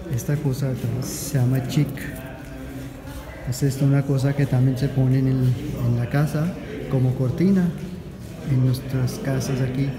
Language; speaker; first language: Spanish; non-native, fluent; Urdu